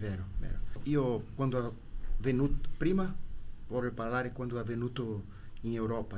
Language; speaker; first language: Italian; non-native, learner; Portuguese